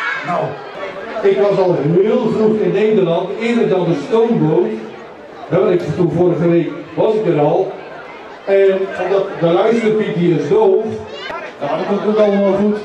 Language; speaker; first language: Dutch; native; Dutch